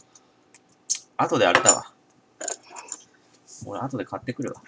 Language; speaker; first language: Japanese; native; Japanese